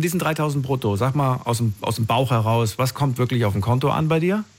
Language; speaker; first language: German; native; German